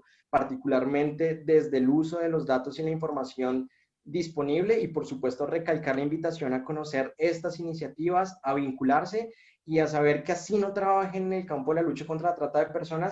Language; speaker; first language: Spanish; native; Spanish